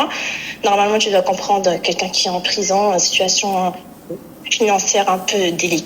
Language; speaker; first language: French; native; French